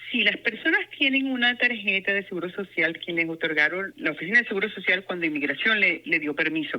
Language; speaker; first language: Spanish; non-native, local second language; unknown